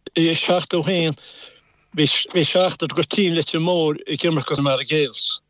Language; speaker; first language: Irish; native; Irish